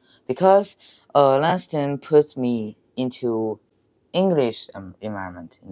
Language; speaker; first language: English; non-native, learner; Chinese